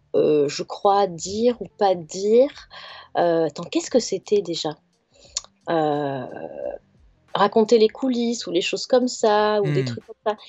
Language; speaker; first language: French; native; French